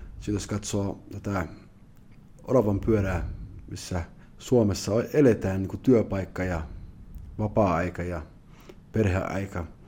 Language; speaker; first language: Finnish; early bilingual, other home language; Somali